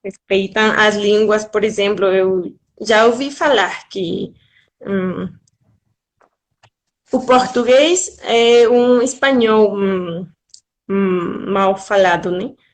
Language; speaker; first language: Portuguese; non-native, fluent; Spanish